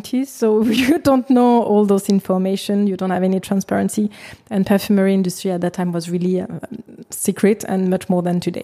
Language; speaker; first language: English; non-native, fluent; French